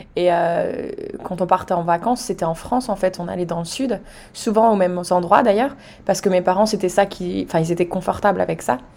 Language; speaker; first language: French; native; French